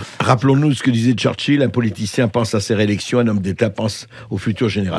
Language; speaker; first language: French; native; French